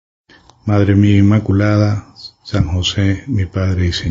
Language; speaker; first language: Spanish; native; Spanish